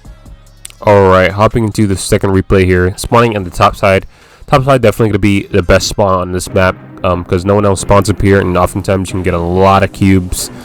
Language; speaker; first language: English; native; English